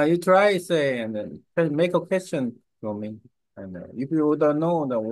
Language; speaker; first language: English; non-native, learner; Korean